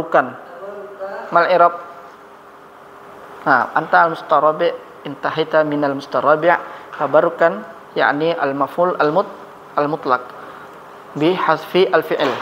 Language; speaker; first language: Arabic; non-native, fluent; Indonesian